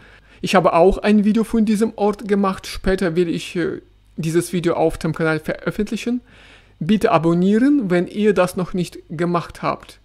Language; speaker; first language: German; non-native, fluent; Russian